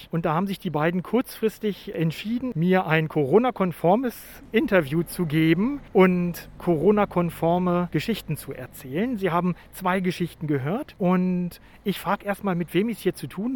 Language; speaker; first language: German; native; German